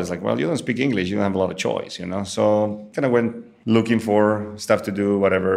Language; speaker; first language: English; non-native, fluent; Spanish